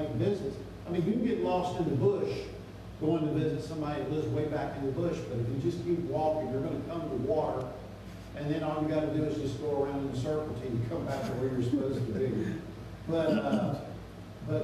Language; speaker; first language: English; native; English